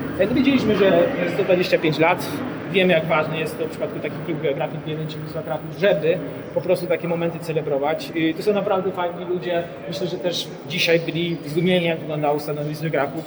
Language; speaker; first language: Polish; native; Polish